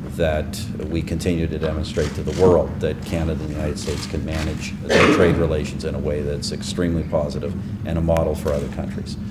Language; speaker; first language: English; native; English